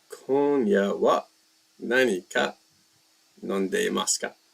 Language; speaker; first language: Japanese; non-native, learner; English